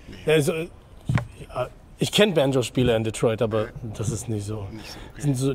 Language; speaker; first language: German; non-native, fluent; English